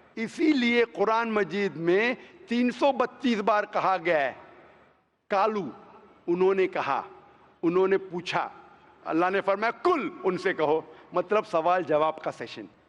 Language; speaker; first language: Hindi; non-native, local second language; Konkani